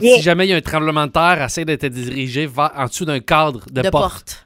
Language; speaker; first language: French; native; French